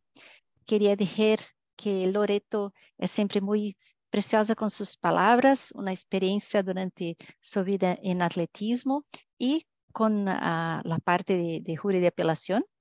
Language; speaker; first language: Spanish; non-native, fluent; Portuguese